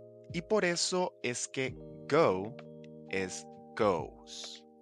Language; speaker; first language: Spanish; native; Spanish